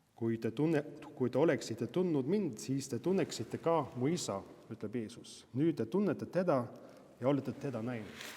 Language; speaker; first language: Estonian; non-native, fluent; Norwegian